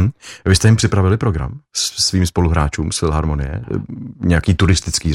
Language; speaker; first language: Czech; native; Czech